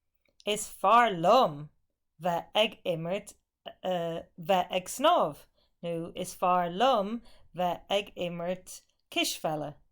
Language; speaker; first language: Irish; non-native, learner; English